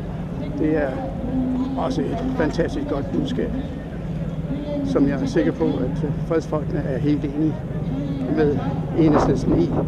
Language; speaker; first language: Danish; native; Danish